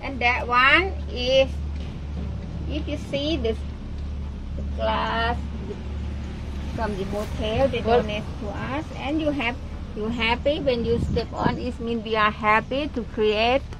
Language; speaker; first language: English; non-native, learner; Thai